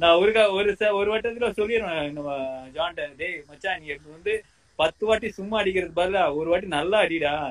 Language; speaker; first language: Tamil; native; Tamil